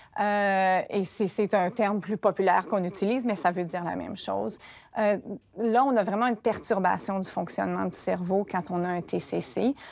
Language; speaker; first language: French; native; French